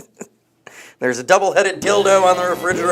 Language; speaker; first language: English; native; English